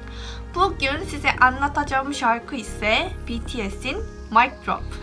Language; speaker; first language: Turkish; non-native, fluent; Korean